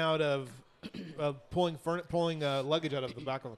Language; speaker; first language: English; native; English